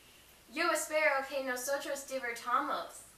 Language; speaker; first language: Spanish; non-native, learner; English